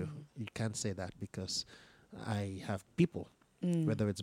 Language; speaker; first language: English; non-native, local second language; Igbo